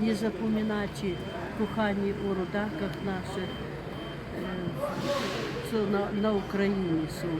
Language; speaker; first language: Polish; early bilingual, heritage; Polish